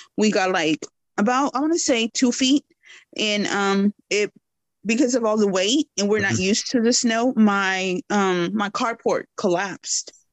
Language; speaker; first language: English; early bilingual, other home language; Spanish